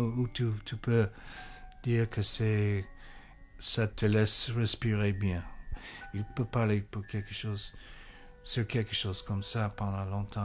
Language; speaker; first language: French; non-native, fluent; English